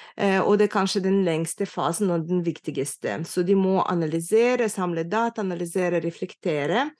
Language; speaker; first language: Norwegian; non-native, fluent; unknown